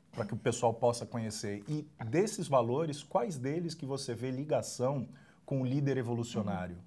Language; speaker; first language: Portuguese; native; Portuguese